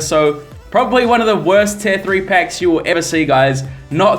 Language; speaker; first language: English; native; English